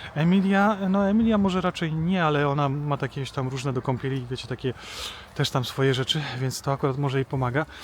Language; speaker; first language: Polish; native; Polish